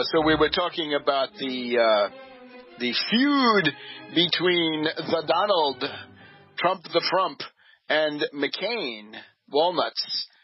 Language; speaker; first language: English; native; English